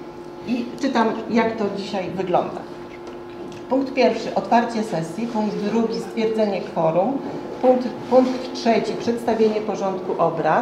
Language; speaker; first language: Polish; native; Polish